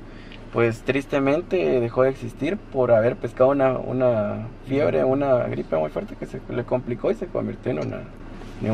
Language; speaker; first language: Spanish; native; Spanish